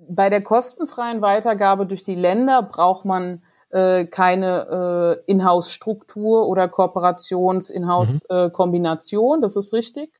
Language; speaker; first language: German; native; German